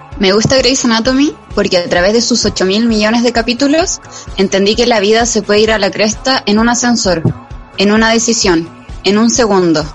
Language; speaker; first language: Spanish; native; Spanish